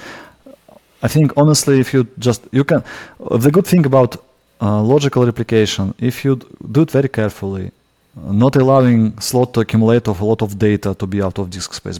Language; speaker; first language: English; non-native, fluent; Russian